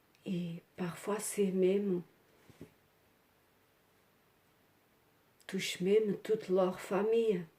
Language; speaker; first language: French; non-native, learner; Portuguese